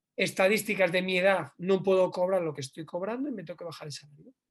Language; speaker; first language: Spanish; native; Spanish